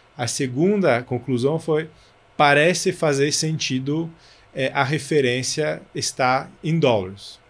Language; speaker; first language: Portuguese; non-native, fluent; French